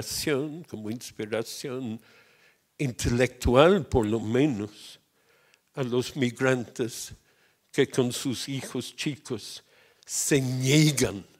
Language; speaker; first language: Spanish; non-native, fluent; English